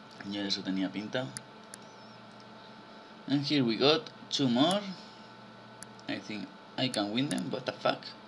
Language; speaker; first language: English; non-native, learner; Spanish